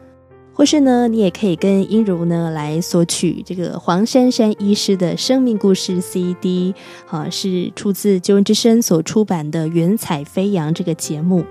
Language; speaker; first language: Chinese; native; Chinese